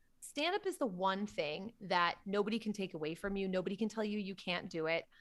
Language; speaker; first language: English; native; English